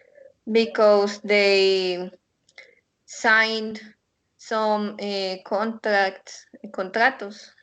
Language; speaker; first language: English; non-native, learner; Spanish